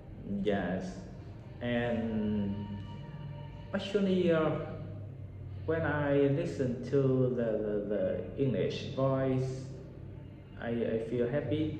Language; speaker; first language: English; non-native, learner; Vietnamese